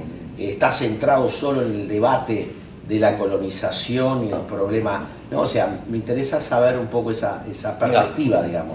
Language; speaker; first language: Spanish; native; Spanish